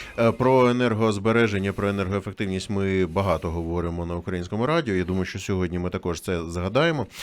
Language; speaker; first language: Ukrainian; native; Ukrainian